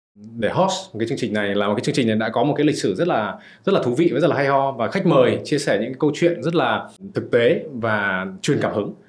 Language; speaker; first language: Vietnamese; early bilingual, heritage; Vietnamese